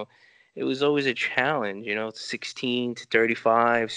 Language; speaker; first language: English; early bilingual, other home language; Spanish